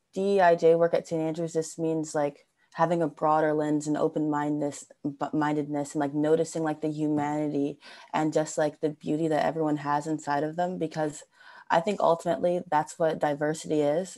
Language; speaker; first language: English; native; English